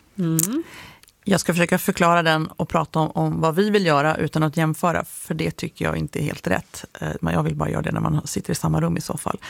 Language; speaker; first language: Swedish; native; Swedish